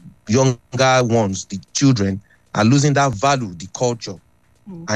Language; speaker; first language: English; non-native, local second language; Yoruba